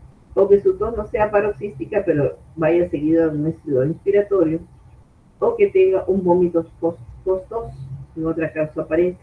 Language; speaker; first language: Spanish; native; Spanish